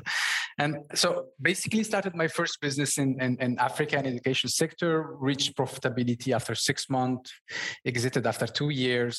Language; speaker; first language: English; non-native, fluent; Berber languages